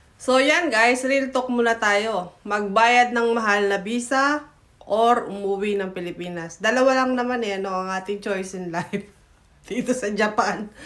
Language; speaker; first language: Filipino; native; Filipino